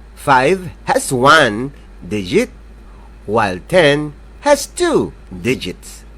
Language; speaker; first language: English; non-native, local second language; Filipino